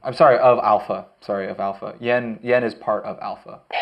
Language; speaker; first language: English; native; English